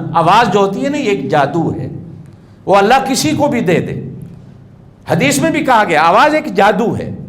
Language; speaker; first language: Urdu; native; Urdu